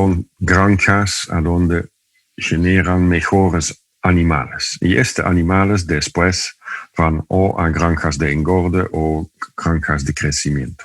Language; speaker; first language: Spanish; non-native, fluent; Dutch